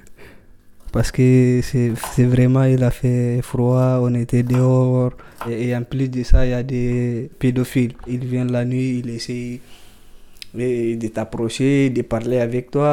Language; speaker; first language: French; non-native, fluent; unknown